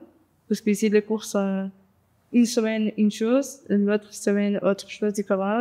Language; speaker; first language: French; non-native, fluent; Spanish